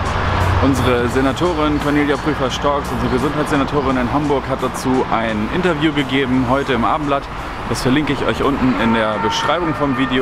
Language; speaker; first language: German; native; German